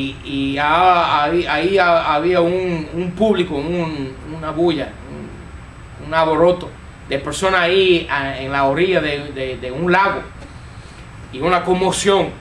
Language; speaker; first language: Spanish; non-native, fluent; English